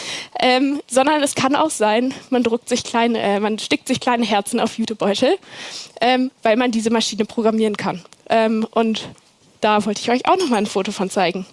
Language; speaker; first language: German; native; German